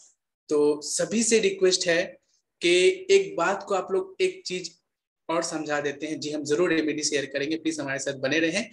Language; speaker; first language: Hindi; native; Hindi